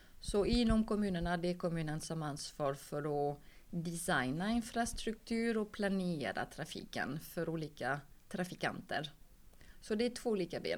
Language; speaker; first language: Swedish; non-native, fluent; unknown